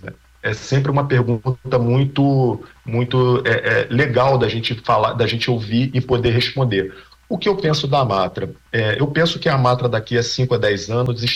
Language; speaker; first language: Portuguese; native; Portuguese